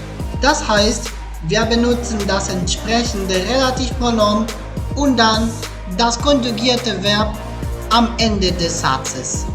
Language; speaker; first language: German; non-native, fluent; Spanish